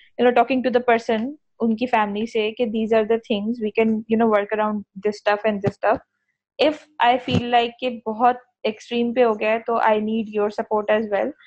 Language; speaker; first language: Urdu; native; Urdu